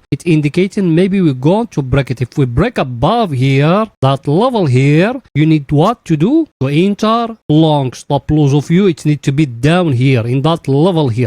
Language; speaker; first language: English; non-native, fluent; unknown